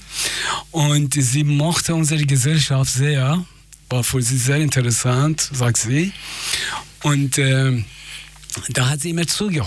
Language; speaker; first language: German; non-native, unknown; Persian